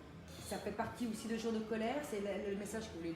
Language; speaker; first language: French; native; French